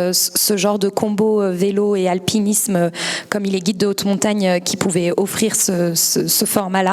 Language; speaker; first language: French; native; French